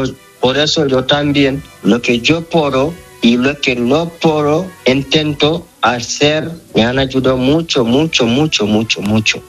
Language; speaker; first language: Spanish; non-native, fluent; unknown